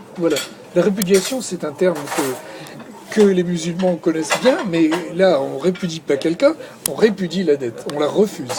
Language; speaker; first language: French; native; French